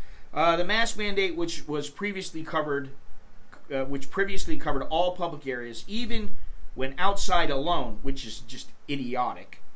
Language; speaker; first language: English; native; English